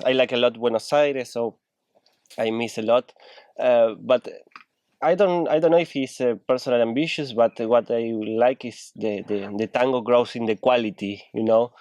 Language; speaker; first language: English; non-native, learner; Spanish